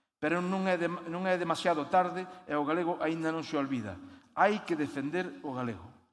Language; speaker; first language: Galician; native; Galician